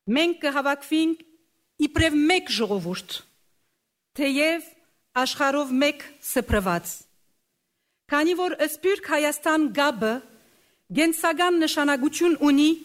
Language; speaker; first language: Armenian; early bilingual, heritage; Armenian